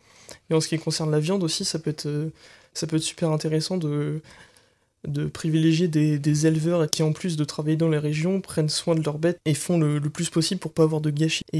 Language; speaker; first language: French; native; French